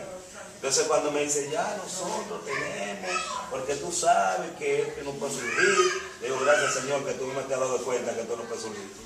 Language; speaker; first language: Spanish; native; Spanish